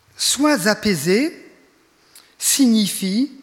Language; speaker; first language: French; native; French